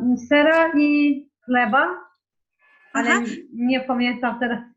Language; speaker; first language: Polish; non-native, learner; Turkish